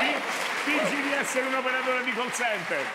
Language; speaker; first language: Italian; native; Italian